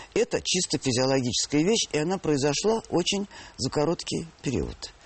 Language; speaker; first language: Russian; native; Russian